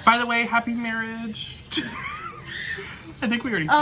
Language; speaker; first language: English; native; English